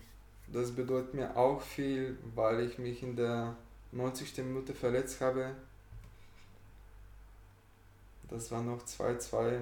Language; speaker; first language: German; non-native, fluent; Bulgarian